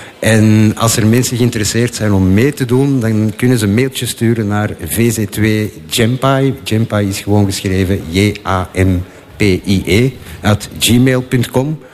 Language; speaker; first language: Dutch; native; Dutch